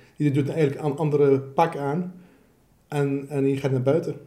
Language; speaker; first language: Dutch; early bilingual, other home language; Arabic